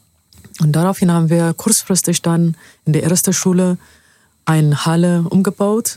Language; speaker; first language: German; non-native, fluent; Amharic